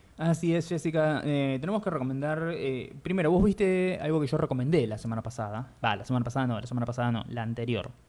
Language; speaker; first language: Spanish; native; Spanish